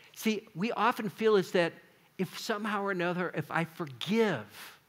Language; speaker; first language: English; native; English